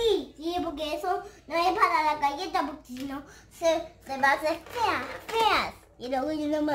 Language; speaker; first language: Spanish; early bilingual, heritage; Spanish